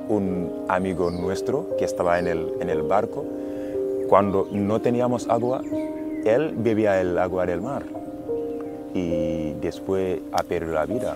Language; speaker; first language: Spanish; non-native, fluent; Wolof